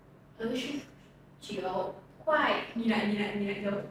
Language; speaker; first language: Chinese; non-native, learner; Vietnamese